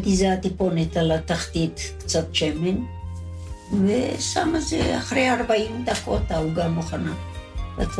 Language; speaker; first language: Hebrew; non-native, fluent; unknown